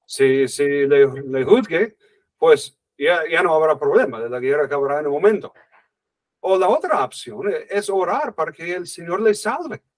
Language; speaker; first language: Spanish; non-native, fluent; English